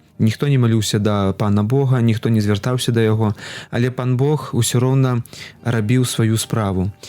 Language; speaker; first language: Belarusian; non-native, local second language; Russian